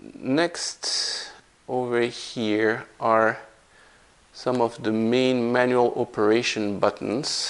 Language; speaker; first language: English; non-native, fluent; French